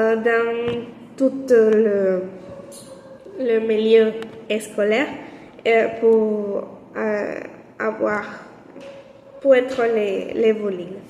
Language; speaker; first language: French; non-native, learner; Spanish